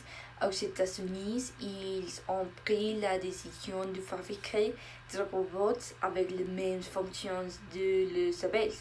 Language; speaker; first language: French; non-native, learner; Spanish